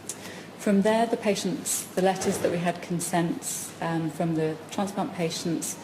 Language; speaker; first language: English; native; English